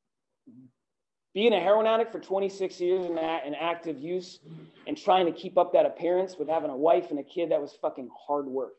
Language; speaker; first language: English; native; English